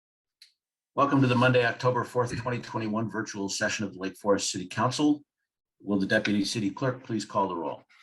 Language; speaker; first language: English; native; English